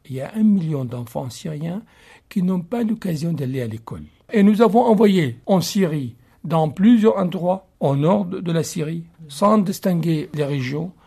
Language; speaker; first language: French; non-native, fluent; Arabic